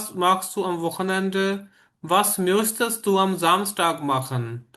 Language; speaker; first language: German; non-native, fluent; Hindi